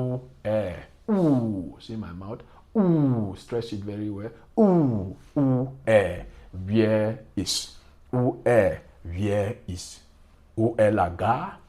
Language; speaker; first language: French; non-native, learner; English